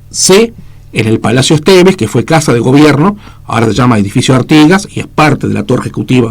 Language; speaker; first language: Spanish; native; Spanish